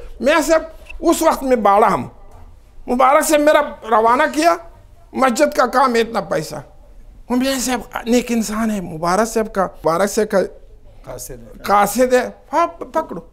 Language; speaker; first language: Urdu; non-native, local second language; Pashto